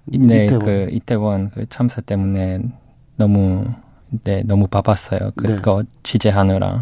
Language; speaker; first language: Korean; non-native, learner; English